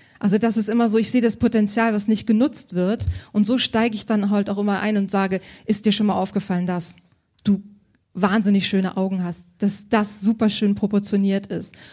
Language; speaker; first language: German; native; German